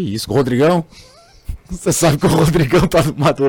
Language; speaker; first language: Portuguese; native; Portuguese